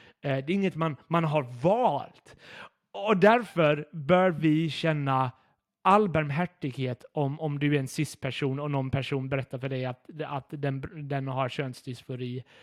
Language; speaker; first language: Swedish; non-native, fluent; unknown